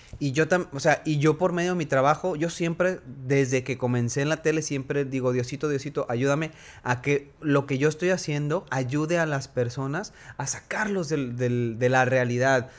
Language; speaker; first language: Spanish; native; Spanish